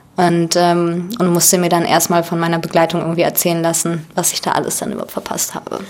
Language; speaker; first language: German; early bilingual, other home language; Russian